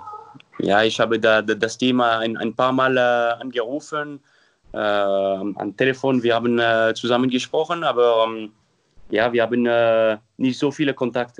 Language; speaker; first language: German; non-native, local second language; French